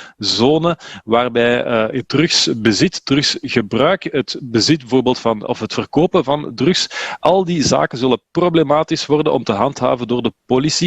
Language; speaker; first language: Dutch; native; Dutch